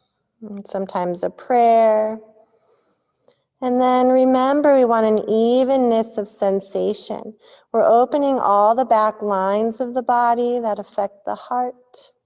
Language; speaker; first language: English; native; English